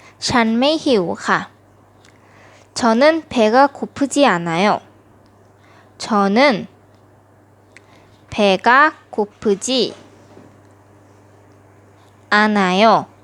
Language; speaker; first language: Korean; non-native, fluent; Thai